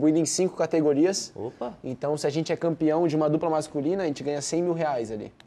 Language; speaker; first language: Portuguese; native; Portuguese